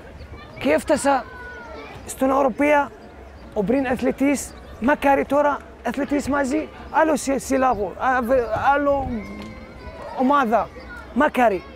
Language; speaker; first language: Greek; non-native, learner; Arabic